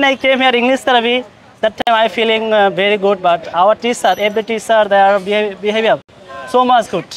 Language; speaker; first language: English; non-native, learner; Bangla